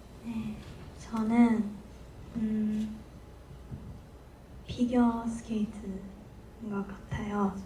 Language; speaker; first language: Korean; non-native, learner; Japanese